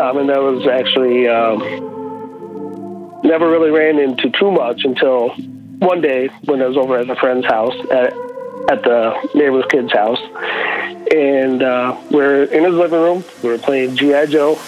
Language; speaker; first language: English; native; English